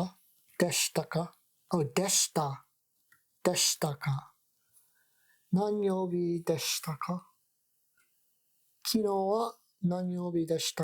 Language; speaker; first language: Japanese; non-native, learner; English